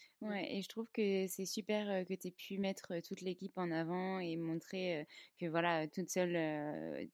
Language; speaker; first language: French; native; French